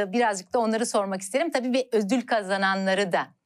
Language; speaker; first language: Turkish; native; Turkish